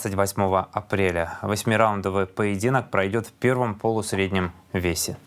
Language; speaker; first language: Russian; native; Russian